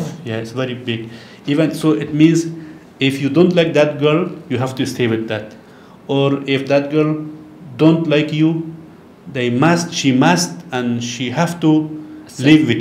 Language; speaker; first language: English; non-native, learner; Persian